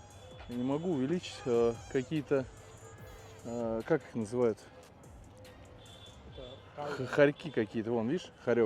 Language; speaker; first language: Russian; native; Russian